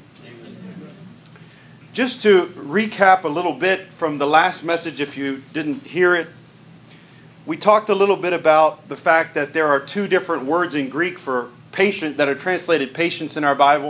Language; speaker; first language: English; native; English